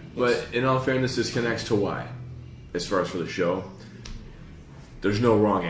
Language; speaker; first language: English; native; English